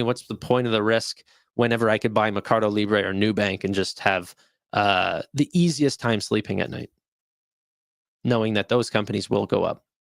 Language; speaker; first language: English; native; English